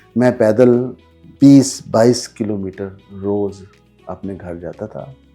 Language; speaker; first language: Urdu; non-native, local second language; Punjabi